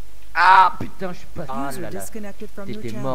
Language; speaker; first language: French; native; French